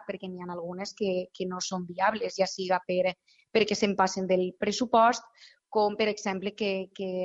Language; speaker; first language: Catalan; native; Catalan